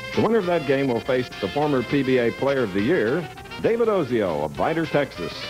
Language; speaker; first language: English; native; English